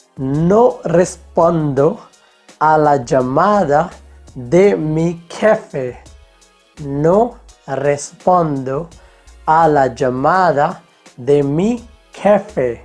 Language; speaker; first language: Spanish; non-native, fluent; Hindi